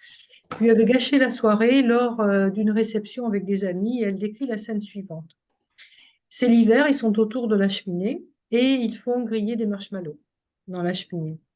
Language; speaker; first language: French; native; French